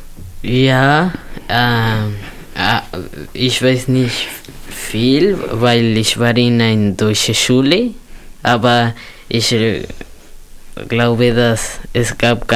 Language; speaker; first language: German; non-native, learner; Spanish